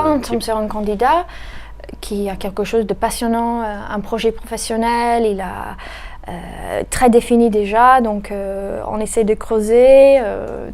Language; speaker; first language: French; native; French